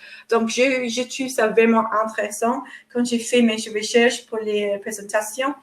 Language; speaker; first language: French; non-native, fluent; English